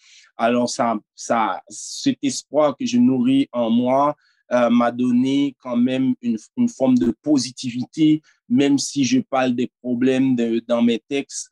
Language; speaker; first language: French; non-native, local second language; Haitian Creole